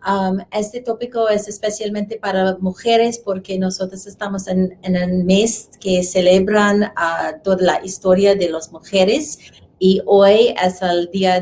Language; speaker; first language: Spanish; non-native, learner; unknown